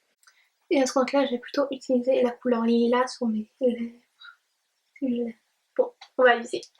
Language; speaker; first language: French; native; French